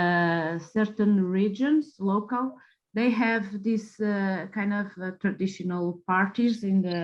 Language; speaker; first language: English; non-native, fluent; Portuguese